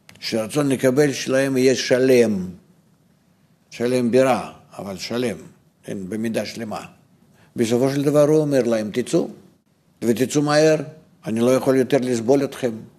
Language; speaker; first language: Hebrew; non-native, fluent; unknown